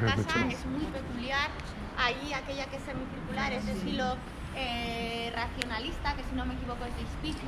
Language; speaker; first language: Spanish; native; Spanish